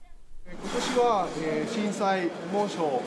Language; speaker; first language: Japanese; native; Japanese